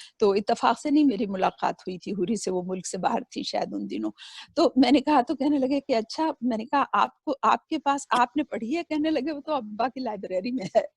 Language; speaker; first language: Urdu; native; Urdu